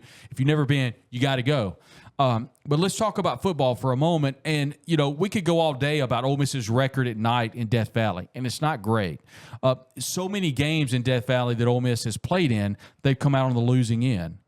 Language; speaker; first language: English; native; English